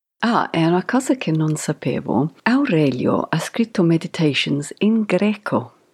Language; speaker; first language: Italian; non-native, fluent; English